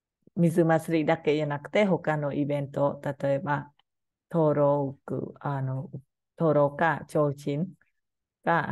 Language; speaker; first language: Japanese; non-native, learner; Khmer